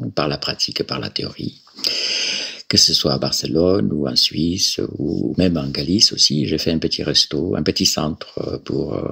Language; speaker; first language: French; non-native, fluent; Spanish